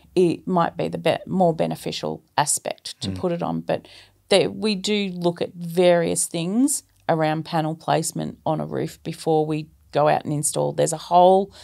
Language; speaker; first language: English; native; English